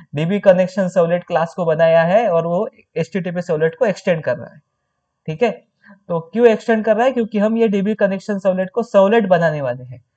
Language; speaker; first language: Hindi; non-native, local second language; Marathi